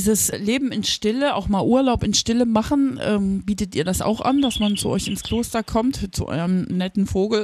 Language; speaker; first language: German; native; German